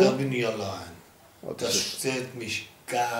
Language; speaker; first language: German; non-native, local second language; Luxembourgish